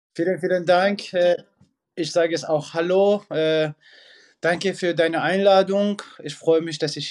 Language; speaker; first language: German; non-native, fluent; Persian